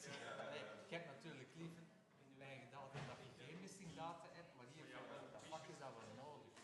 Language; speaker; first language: Dutch; native; Dutch